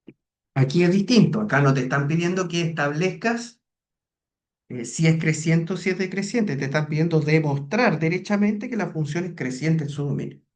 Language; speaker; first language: Spanish; native; Spanish